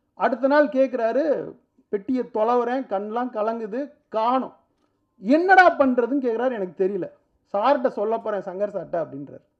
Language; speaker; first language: Tamil; native; Tamil